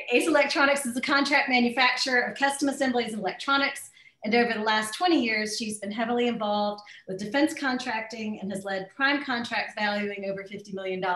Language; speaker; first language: English; native; English